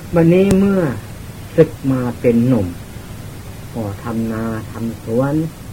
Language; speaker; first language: Thai; non-native, local second language; Lao